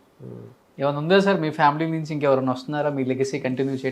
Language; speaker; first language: Telugu; native; Telugu